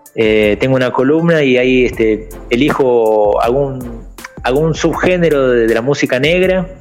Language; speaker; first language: Spanish; native; Spanish